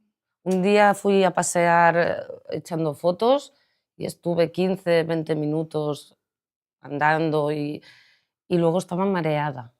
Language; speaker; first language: Spanish; non-native, local second language; Catalan